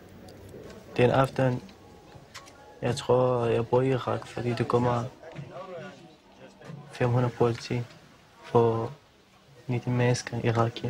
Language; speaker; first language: Danish; non-native, learner; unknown